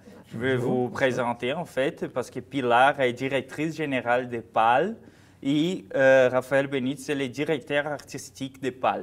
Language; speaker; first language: French; non-native, fluent; Portuguese